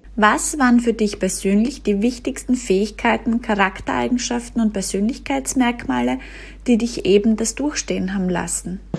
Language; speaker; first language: German; native; German